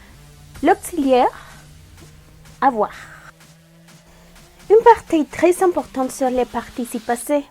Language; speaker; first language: French; non-native, learner; Spanish